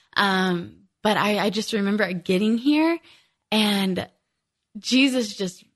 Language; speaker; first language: English; native; English